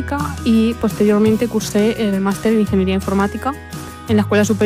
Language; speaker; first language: Spanish; native; Spanish